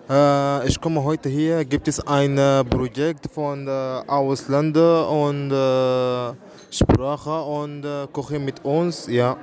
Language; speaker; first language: German; non-native, learner; Arabic